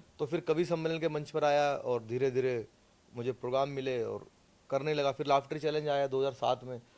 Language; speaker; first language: Hindi; native; Hindi